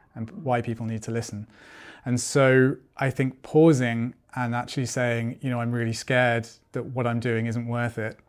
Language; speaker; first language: English; native; English